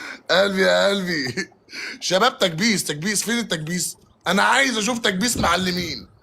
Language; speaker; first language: Arabic; native; Arabic